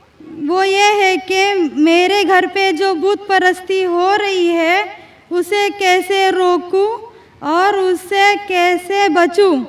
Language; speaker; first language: Hindi; non-native, local second language; Marathi